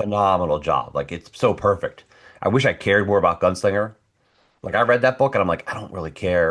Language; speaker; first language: English; native; English